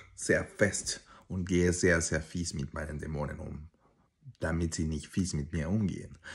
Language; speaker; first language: German; non-native, fluent; Spanish